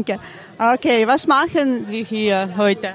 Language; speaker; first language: German; non-native, learner; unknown